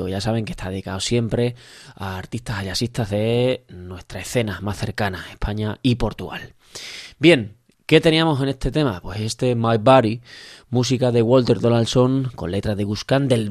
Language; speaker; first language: Spanish; native; Spanish